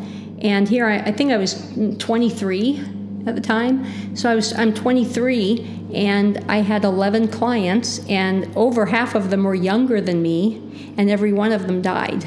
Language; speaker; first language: English; native; English